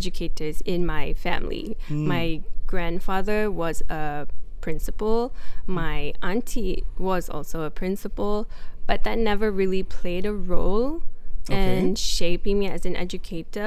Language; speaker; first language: English; non-native, local second language; Malay